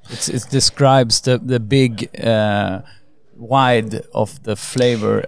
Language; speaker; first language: English; non-native, fluent; Swedish